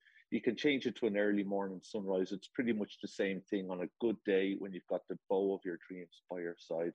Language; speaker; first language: English; native; English